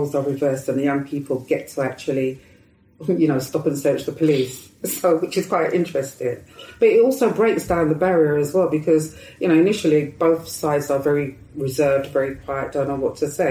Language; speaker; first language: English; native; English